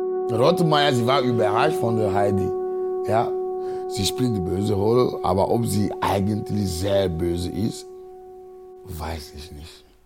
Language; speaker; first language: German; non-native, fluent; Ewe